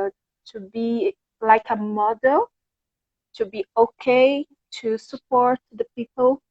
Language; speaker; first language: English; non-native, fluent; Portuguese